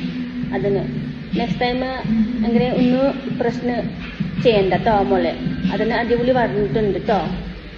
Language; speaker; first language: Malayalam; non-native, learner; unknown